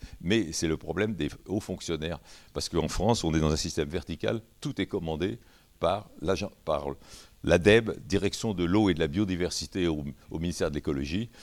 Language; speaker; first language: French; native; French